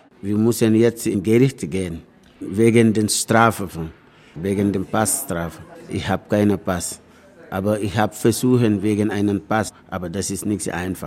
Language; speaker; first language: German; non-native, learner; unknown